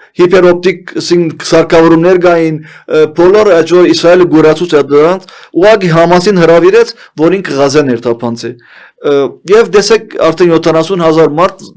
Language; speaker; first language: Armenian; early bilingual, heritage; Armenian